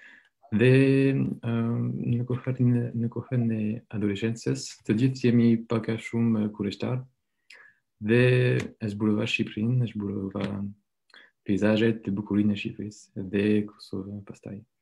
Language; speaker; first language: Albanian; non-native, learner; French